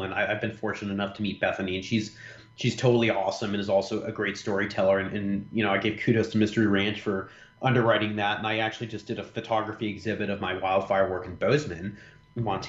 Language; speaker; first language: English; native; English